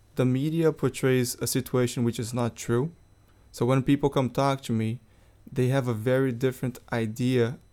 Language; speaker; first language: English; non-native, fluent; Portuguese